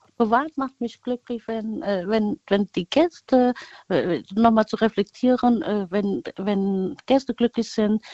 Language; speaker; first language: German; early bilingual, other home language; Vietnamese